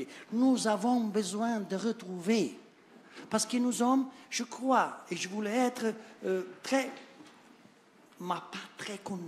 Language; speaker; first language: French; non-native, learner; Italian